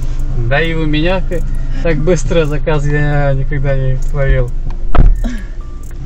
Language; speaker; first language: Russian; non-native, local second language; Kyrgyz